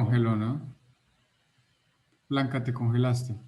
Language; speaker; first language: Spanish; native; Spanish